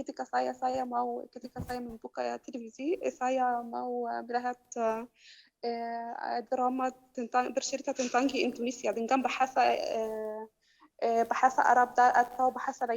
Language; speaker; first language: Indonesian; non-native, learner; Arabic